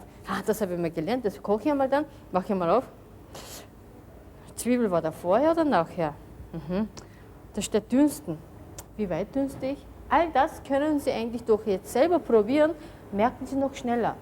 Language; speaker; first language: German; non-native, fluent; Korean